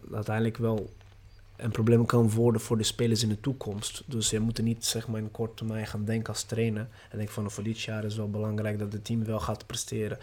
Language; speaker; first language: Dutch; non-native, fluent; Portuguese